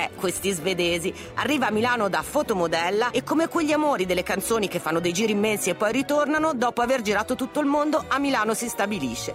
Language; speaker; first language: Italian; native; Italian